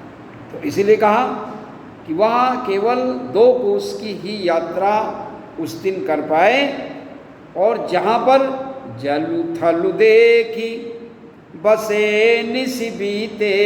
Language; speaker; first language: Hindi; native; Hindi